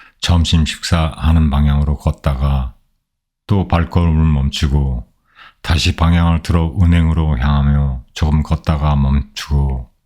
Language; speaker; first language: Korean; native; Korean